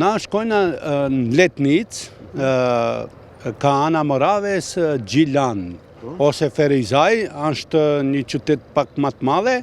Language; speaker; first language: Albanian; non-native, local second language; Croatian